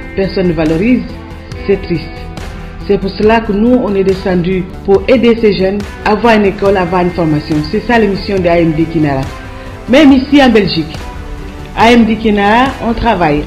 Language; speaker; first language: French; non-native, fluent; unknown